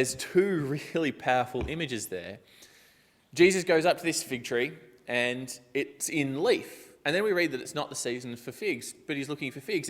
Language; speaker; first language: English; native; English